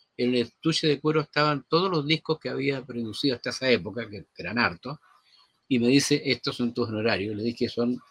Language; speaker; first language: Spanish; native; Spanish